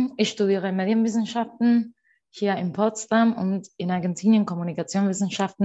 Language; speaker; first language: German; non-native, learner; Spanish